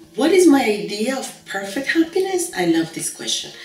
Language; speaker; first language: English; non-native, fluent; Spanish